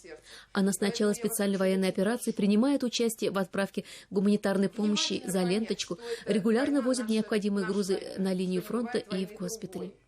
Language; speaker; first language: Russian; native; Russian